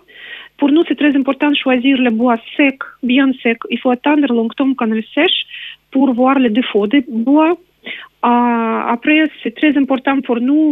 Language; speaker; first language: French; non-native, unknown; Russian